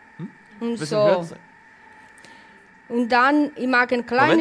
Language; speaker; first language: German; non-native, learner; Italian